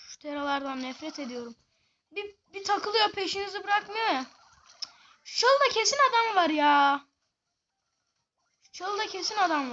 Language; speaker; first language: Turkish; native; Turkish